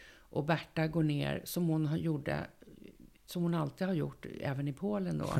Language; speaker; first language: Swedish; native; Swedish